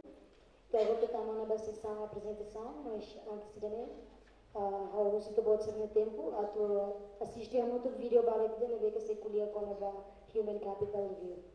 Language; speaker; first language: Portuguese; non-native, local second language; Tetum